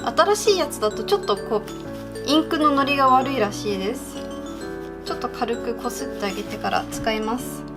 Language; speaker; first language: Japanese; early bilingual, heritage; Japanese